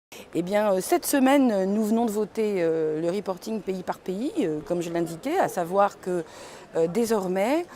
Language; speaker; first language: French; native; French